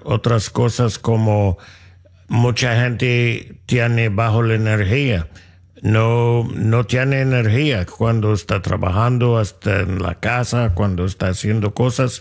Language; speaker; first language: Spanish; non-native, learner; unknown